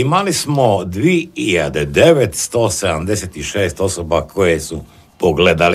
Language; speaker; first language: Croatian; native; Croatian